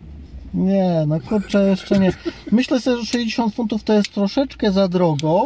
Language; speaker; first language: Polish; native; Polish